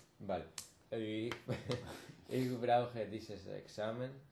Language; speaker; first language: German; non-native, learner; Spanish